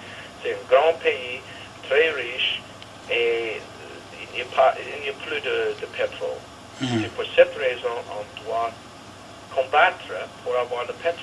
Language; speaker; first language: French; non-native, fluent; English